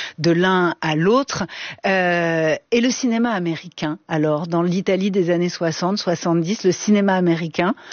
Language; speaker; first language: French; native; French